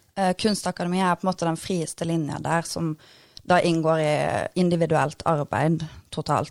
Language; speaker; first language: Norwegian; native; Norwegian